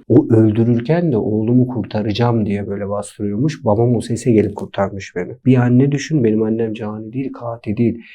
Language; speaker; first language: Turkish; native; Turkish